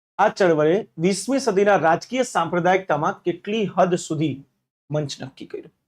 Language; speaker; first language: Gujarati; non-native, local second language; Hindi